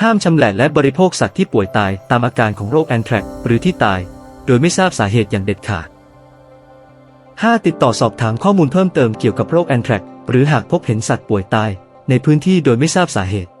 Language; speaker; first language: Thai; native; Thai